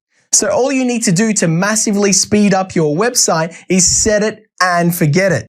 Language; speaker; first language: English; native; English